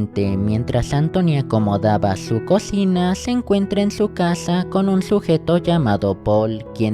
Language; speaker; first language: Spanish; native; Spanish